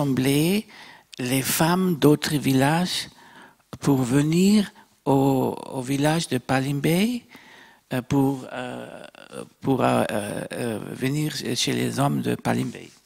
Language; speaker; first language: French; non-native, fluent; German